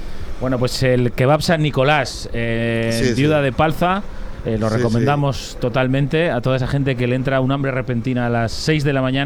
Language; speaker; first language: Spanish; native; Spanish